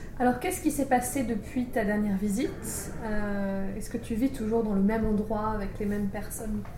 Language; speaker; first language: French; native; French